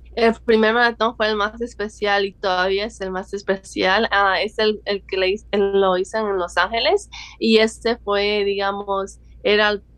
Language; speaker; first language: Spanish; native; Spanish